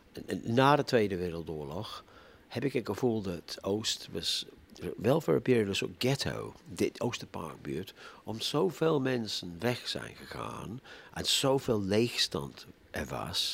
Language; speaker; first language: Dutch; non-native, fluent; English